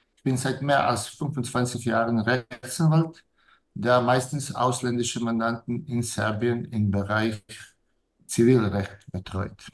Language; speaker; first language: German; non-native, fluent; Serbian